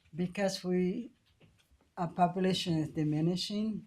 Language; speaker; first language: English; non-native, fluent; Spanish